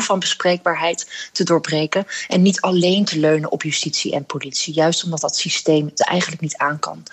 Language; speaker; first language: Dutch; native; Dutch